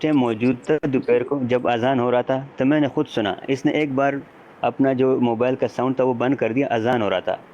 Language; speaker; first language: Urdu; non-native, local second language; Pashto